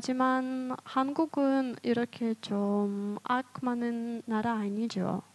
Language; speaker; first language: Korean; non-native, fluent; Russian